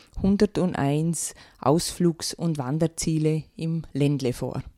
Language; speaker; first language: German; native; German